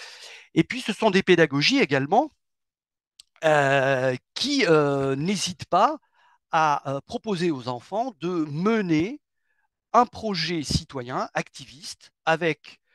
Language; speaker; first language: French; native; French